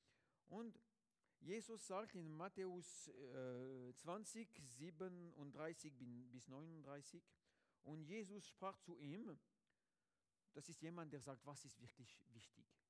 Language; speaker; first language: German; non-native, learner; French